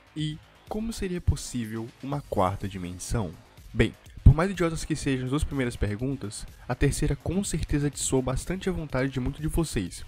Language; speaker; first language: Portuguese; native; Portuguese